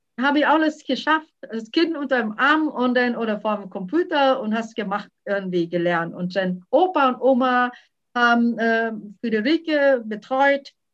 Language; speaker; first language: German; non-native, fluent; Vietnamese